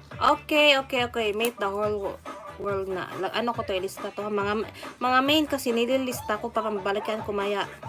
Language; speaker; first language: Filipino; non-native, local second language; Cebuano